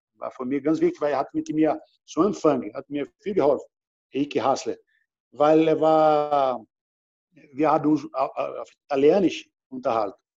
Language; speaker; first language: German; non-native, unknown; Portuguese